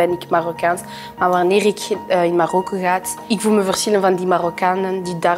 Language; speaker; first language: Dutch; early bilingual, other home language; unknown